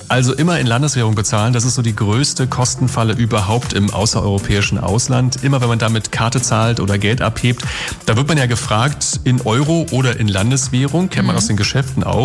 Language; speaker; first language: German; native; German